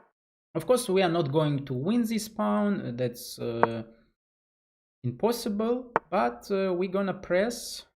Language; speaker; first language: English; non-native, fluent; Russian